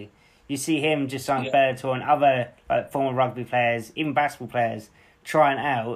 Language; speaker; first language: English; native; English